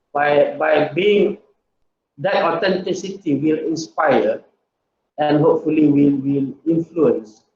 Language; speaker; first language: English; non-native, local second language; Malay